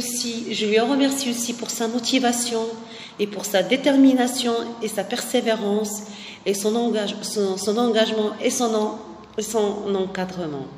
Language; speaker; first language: French; non-native, local second language; Arabic